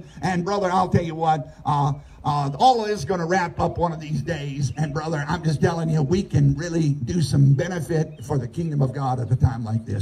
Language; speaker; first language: English; native; English